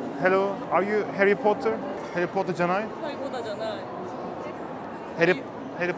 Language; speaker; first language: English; non-native, learner; Turkish